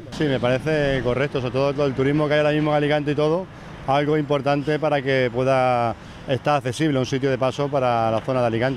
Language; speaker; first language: Spanish; native; Spanish